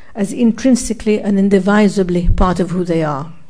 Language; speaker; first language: English; non-native, fluent; Arabic